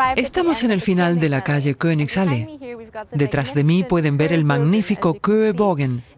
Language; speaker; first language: Spanish; non-native, fluent; English